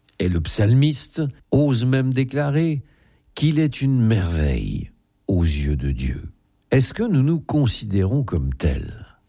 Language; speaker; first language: French; native; French